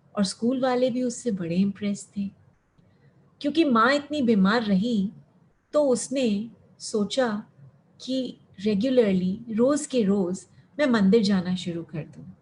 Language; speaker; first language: Hindi; early bilingual, heritage; Hindi